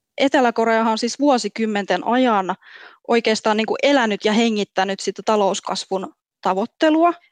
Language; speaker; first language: Finnish; native; Finnish